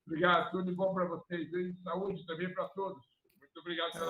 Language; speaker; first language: Portuguese; native; Portuguese